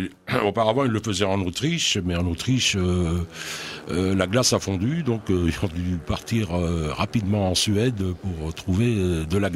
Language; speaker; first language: French; native; French